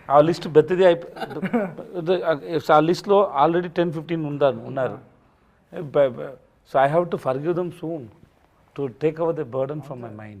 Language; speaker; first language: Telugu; non-native, learner; Tamil